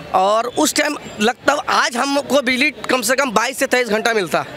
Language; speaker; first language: Hindi; native; Hindi